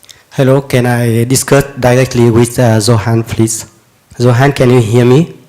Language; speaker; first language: English; non-native, learner; Vietnamese